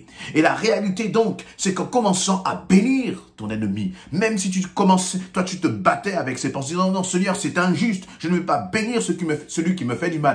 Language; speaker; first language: French; native; French